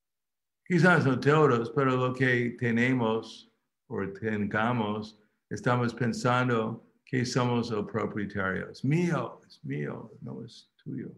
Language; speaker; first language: Spanish; non-native, fluent; English